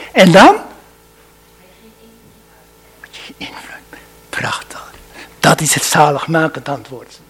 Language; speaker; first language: Dutch; non-native, fluent; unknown